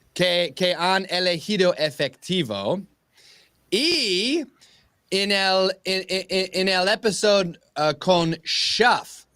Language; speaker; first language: Spanish; non-native, learner; English